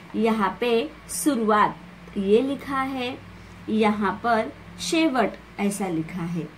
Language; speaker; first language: Hindi; non-native, local second language; Marathi